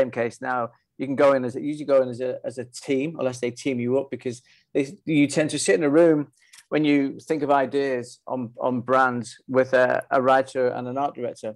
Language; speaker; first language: English; native; English